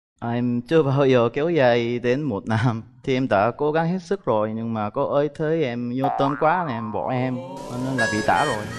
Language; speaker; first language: Vietnamese; non-native, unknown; Korean